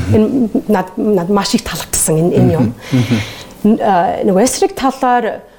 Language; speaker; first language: Mongolian; non-native, fluent; English